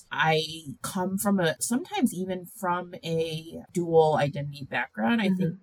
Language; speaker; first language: English; early bilingual, other home language; Korean